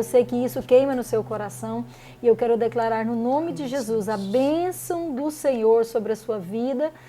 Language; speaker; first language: Portuguese; native; Portuguese